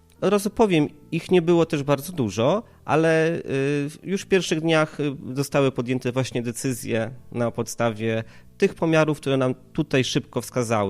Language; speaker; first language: Polish; native; Polish